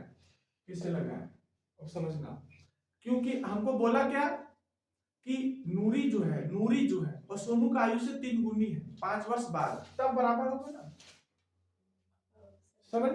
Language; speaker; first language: Hindi; native; Hindi